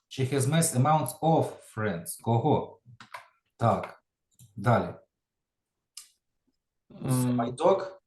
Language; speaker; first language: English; non-native, fluent; Ukrainian